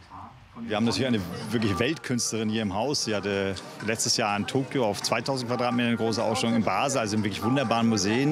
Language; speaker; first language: German; native; German